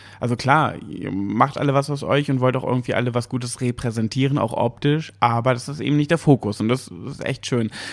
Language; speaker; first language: German; native; German